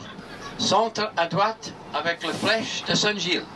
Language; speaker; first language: French; non-native, learner; English